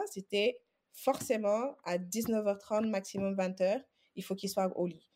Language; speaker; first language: French; non-native, local second language; Wolof